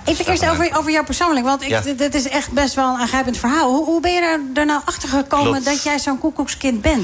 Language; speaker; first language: Dutch; native; Dutch